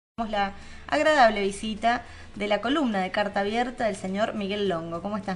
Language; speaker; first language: Spanish; native; Spanish